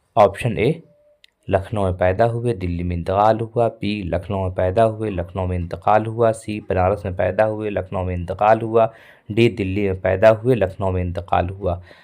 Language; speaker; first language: Hindi; native; Hindi